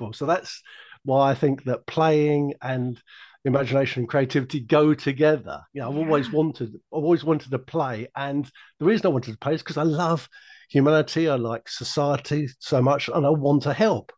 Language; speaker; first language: English; native; English